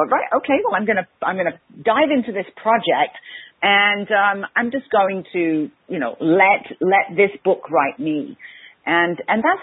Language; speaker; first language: English; native; English